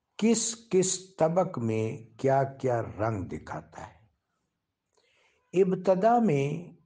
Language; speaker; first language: Urdu; non-native, local second language; Pashto